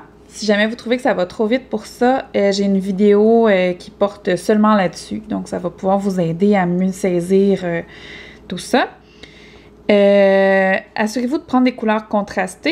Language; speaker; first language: French; native; French